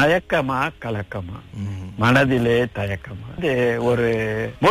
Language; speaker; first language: Tamil; native; Tamil